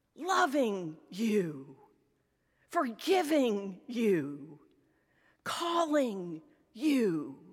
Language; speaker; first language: English; native; English